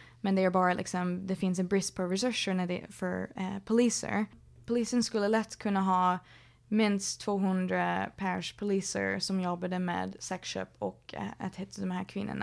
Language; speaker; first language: Swedish; non-native, fluent; English